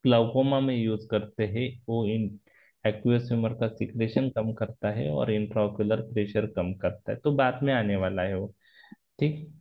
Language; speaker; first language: Hindi; non-native, local second language; Marathi